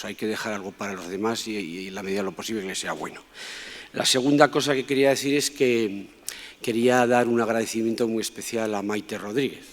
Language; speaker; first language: Spanish; native; Spanish